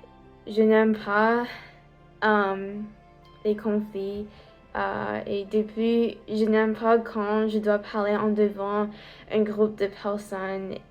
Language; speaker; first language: French; non-native, learner; English